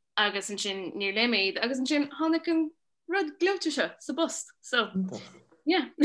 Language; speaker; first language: Irish; native; Irish